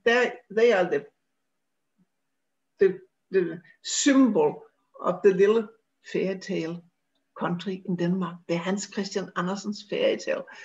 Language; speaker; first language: English; non-native, fluent; Danish